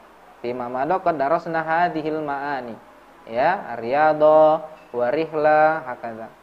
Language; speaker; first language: Arabic; non-native, learner; Indonesian